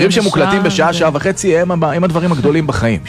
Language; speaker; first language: Hebrew; native; Hebrew